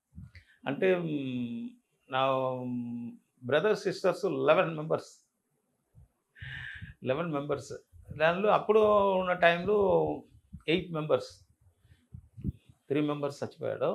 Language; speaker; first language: Telugu; non-native, learner; Tamil